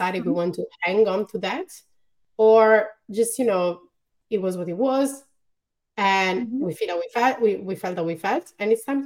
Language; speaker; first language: English; non-native, fluent; Italian